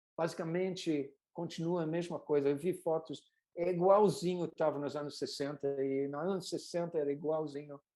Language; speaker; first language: Portuguese; non-native, fluent; English